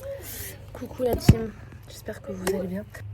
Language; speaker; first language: French; native; French